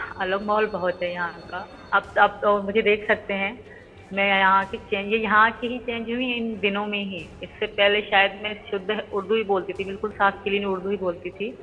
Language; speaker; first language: Urdu; non-native, local second language; Sindhi